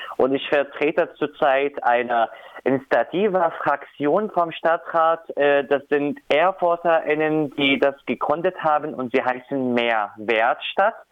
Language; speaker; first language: German; non-native, fluent; Arabic